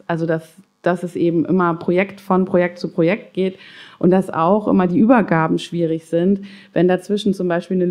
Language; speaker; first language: German; native; German